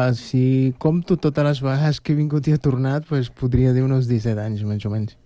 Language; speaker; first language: Catalan; non-native, fluent; Spanish